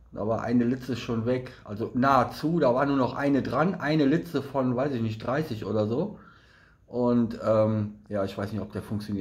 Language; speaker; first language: German; native; German